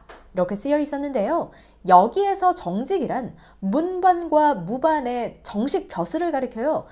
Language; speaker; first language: Korean; native; Korean